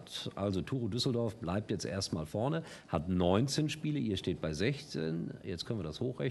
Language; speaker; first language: German; native; German